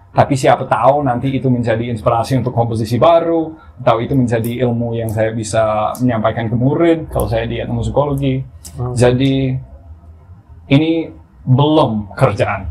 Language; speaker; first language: Indonesian; non-native, fluent; English